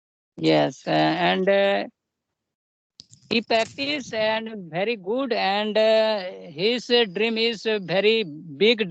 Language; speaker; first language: English; non-native, learner; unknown